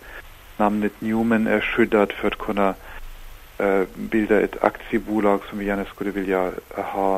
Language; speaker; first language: Swedish; non-native, fluent; German